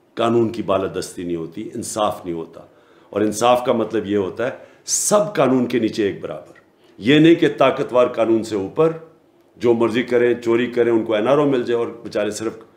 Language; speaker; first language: Urdu; native; Urdu